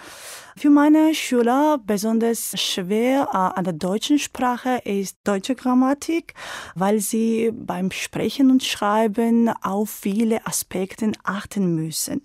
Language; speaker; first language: German; non-native, fluent; Georgian